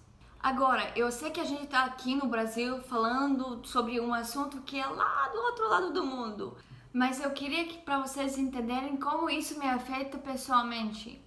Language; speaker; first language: Portuguese; non-native, fluent; Hebrew